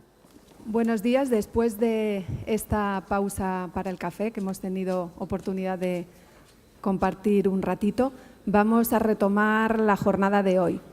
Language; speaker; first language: Spanish; native; Spanish